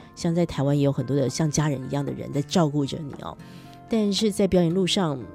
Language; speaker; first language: Chinese; non-native, fluent; Korean